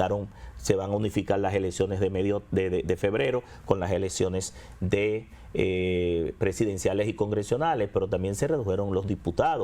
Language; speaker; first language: Spanish; native; Spanish